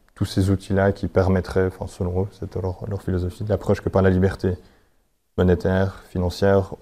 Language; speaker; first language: French; native; French